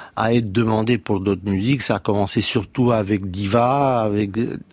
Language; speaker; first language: French; non-native, fluent; Romanian